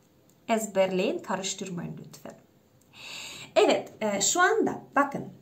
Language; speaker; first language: Turkish; non-native, fluent; Russian